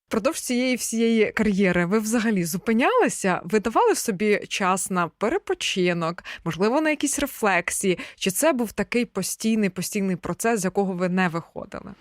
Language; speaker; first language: Ukrainian; native; Ukrainian